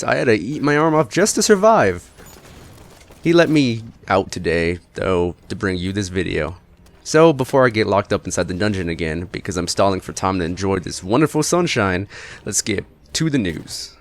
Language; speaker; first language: English; native; English